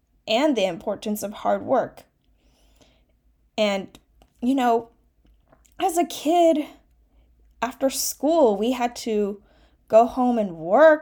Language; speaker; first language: English; early bilingual, other home language; Chinese